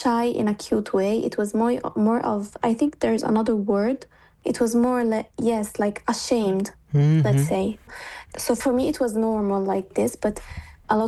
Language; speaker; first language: English; non-native, fluent; Italian